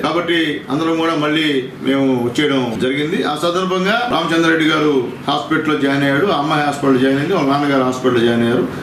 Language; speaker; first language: Telugu; native; Telugu